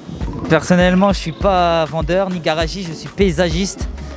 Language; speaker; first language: French; native; French